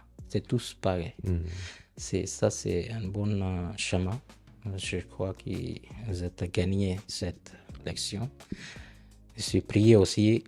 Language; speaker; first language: French; non-native, learner; Punjabi